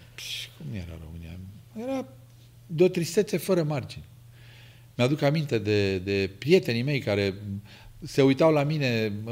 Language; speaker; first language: Romanian; native; Romanian